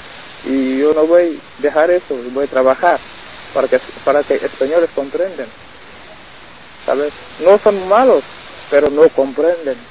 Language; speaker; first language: Spanish; non-native, learner; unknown